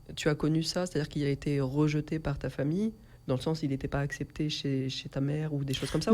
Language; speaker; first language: French; native; French